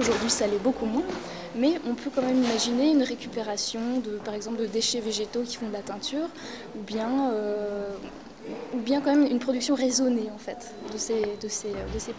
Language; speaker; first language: French; native; French